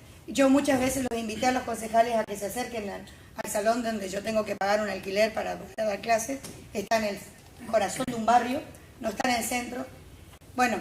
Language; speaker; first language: Spanish; native; Spanish